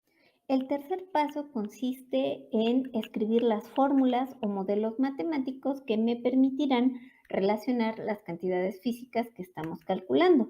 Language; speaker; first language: Spanish; native; Spanish